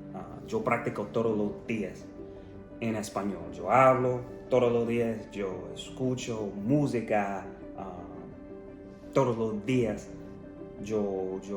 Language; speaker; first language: Spanish; non-native, learner; English